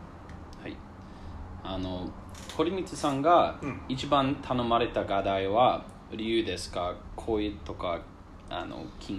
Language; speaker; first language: Japanese; non-native, learner; English